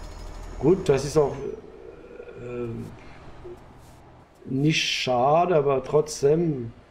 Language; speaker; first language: German; non-native, learner; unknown